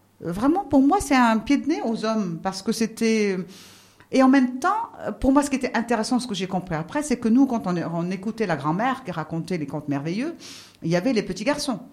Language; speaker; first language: French; non-native, local second language; Arabic